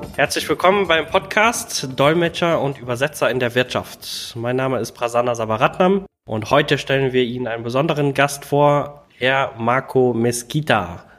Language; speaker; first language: German; early bilingual, other home language; Tamil